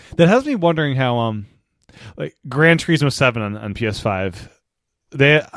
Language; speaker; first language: English; native; English